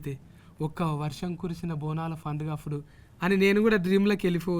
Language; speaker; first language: Telugu; native; Telugu